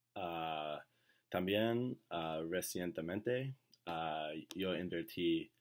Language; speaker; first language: Spanish; non-native, learner; English